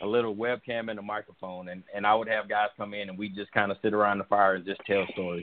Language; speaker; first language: English; native; English